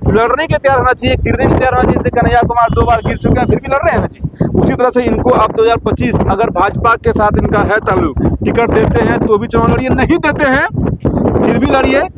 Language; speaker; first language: Hindi; native; Hindi